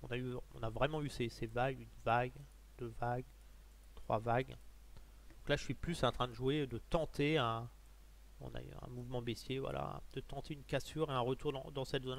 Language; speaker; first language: French; native; French